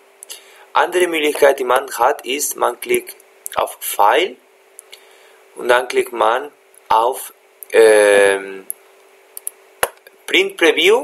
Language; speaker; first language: German; non-native, fluent; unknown